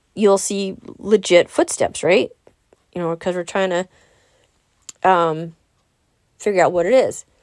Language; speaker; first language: English; native; English